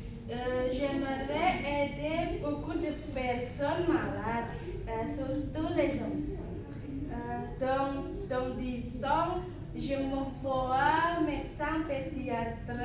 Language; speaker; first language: French; non-native, learner; Indonesian